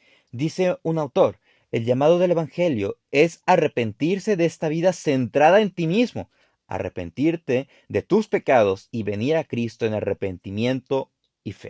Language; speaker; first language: Spanish; native; Spanish